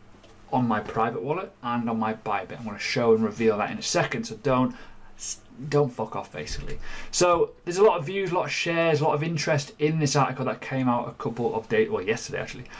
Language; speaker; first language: English; native; English